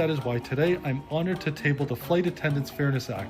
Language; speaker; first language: English; native; English